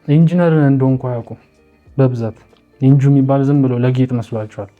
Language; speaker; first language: Amharic; native; Amharic